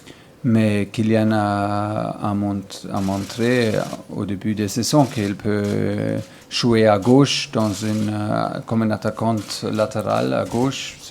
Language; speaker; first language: French; non-native, learner; German